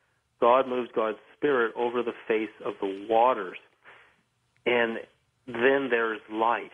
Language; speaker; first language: English; native; English